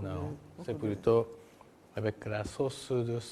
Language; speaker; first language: French; non-native, fluent; Japanese